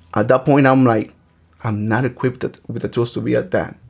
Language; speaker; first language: English; early bilingual, other home language; Spanish